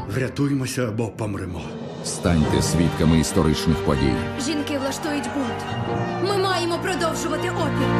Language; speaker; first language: Ukrainian; native; Ukrainian